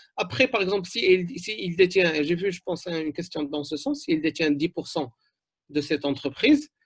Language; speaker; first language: French; non-native, local second language; Arabic